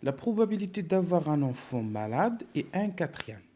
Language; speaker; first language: French; non-native, local second language; Arabic